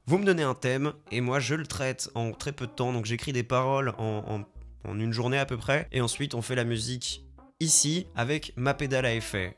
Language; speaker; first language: French; native; French